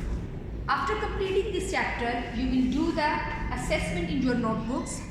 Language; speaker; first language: English; non-native, local second language; Urdu